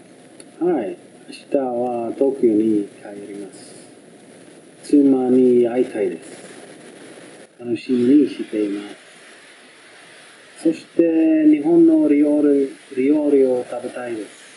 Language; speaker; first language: Japanese; non-native, learner; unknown